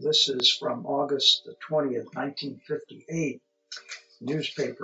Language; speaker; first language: English; native; English